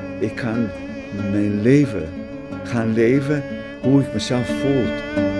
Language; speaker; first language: Dutch; non-native, fluent; Portuguese